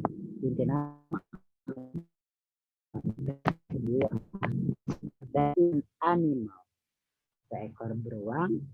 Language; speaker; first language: Indonesian; native; Indonesian